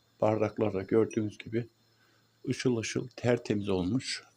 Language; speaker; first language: Turkish; native; Turkish